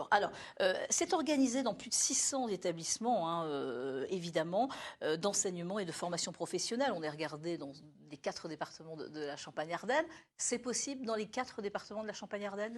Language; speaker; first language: French; native; French